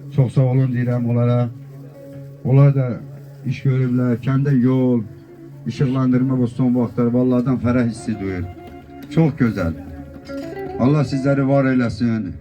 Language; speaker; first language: Azerbaijani; native; Azerbaijani